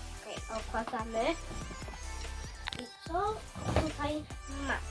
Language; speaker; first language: Polish; early bilingual, heritage; Polish